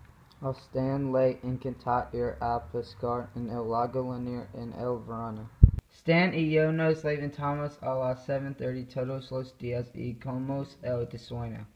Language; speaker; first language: Spanish; non-native, learner; English